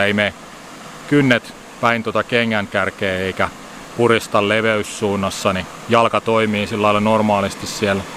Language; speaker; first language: Finnish; native; Finnish